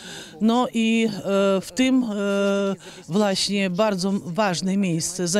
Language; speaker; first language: Polish; non-native, fluent; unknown